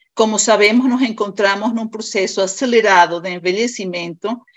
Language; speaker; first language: Portuguese; non-native, fluent; Spanish